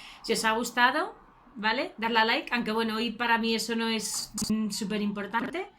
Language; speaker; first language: Spanish; native; Spanish